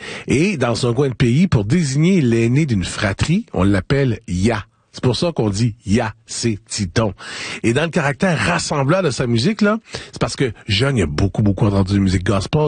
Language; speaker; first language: French; native; French